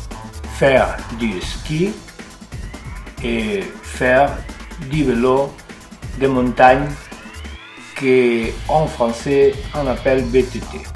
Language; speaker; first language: French; non-native, learner; Spanish